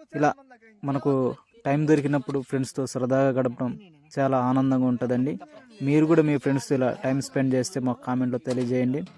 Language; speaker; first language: Telugu; non-native, local second language; Koya